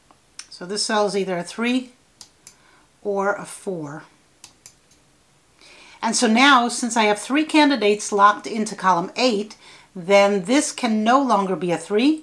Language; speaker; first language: English; native; English